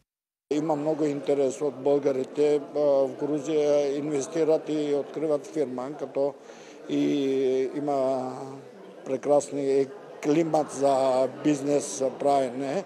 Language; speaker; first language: Bulgarian; non-native, fluent; Georgian